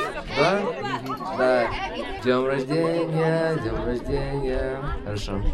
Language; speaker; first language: Russian; non-native, learner; Lithuanian